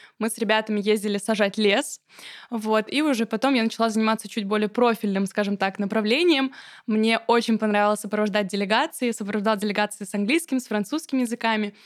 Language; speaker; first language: Russian; native; Russian